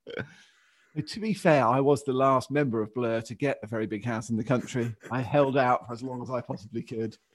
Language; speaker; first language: English; native; English